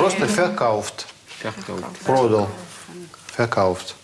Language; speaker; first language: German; non-native, fluent; Russian